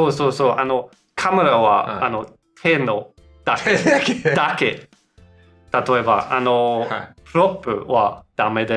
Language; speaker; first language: Japanese; non-native, learner; Danish